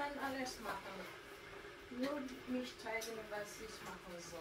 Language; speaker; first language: German; non-native, learner; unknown